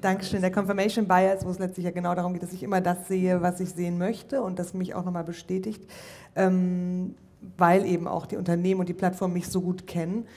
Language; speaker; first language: German; native; German